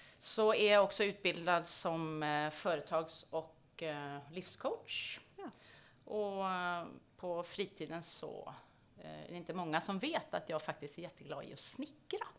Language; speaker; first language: Swedish; native; Swedish